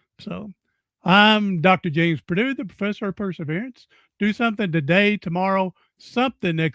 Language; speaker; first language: English; native; English